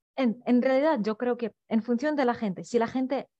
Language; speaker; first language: Spanish; non-native, fluent; Russian